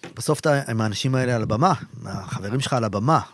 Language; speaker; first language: Hebrew; native; Hebrew